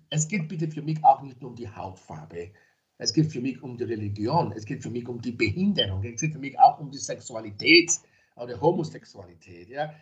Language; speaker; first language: German; non-native, fluent; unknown